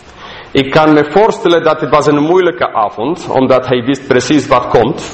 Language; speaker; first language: Dutch; non-native, fluent; English